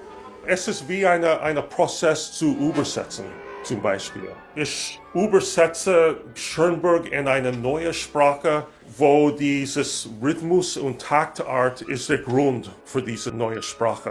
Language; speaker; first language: German; non-native, learner; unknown